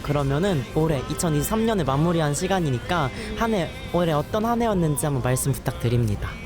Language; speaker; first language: Korean; native; Korean